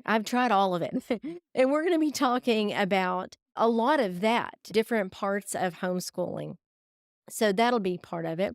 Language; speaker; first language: English; native; English